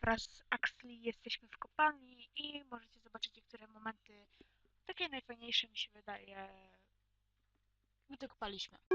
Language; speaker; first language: Polish; native; Polish